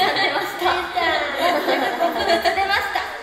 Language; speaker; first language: Japanese; non-native, learner; Korean